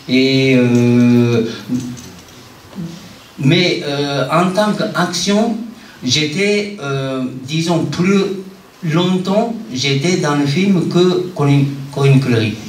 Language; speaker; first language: French; non-native, fluent; Japanese